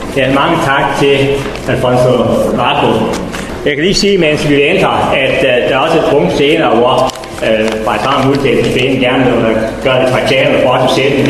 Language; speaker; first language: Danish; native; Danish